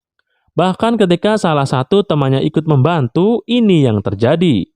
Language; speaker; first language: Indonesian; native; Indonesian